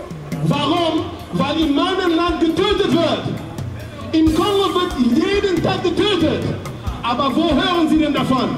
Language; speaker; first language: German; non-native, fluent; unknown